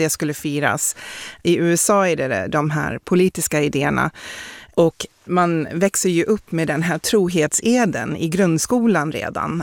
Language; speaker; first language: Swedish; non-native, fluent; English